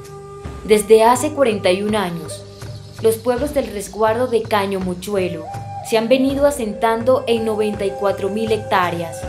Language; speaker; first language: Spanish; native; Spanish